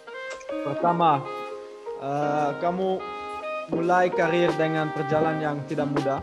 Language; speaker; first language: Indonesian; non-native, learner; Dutch